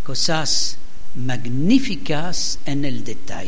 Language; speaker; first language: Spanish; non-native, fluent; French